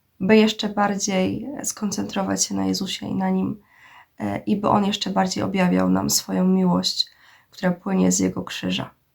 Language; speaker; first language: Polish; native; Polish